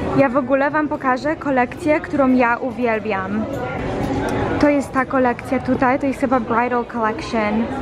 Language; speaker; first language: Polish; early bilingual, heritage; Polish